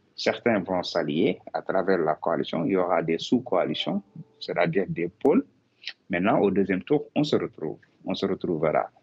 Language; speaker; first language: French; non-native, local second language; Wolof